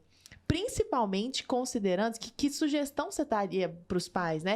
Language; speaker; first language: Portuguese; native; Portuguese